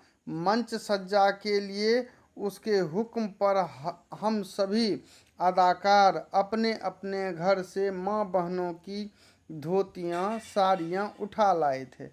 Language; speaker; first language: Hindi; native; Hindi